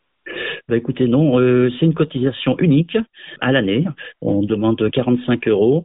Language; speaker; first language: French; native; French